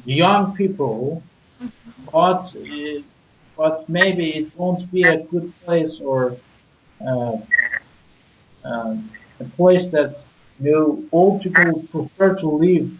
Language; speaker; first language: English; non-native, learner; Persian